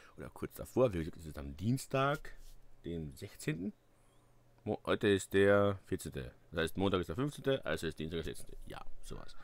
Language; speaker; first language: German; native; German